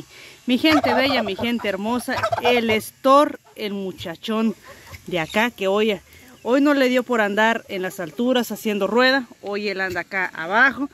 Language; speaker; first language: Spanish; native; Spanish